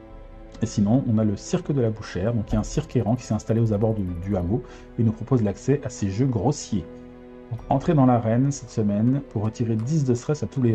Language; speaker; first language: French; native; French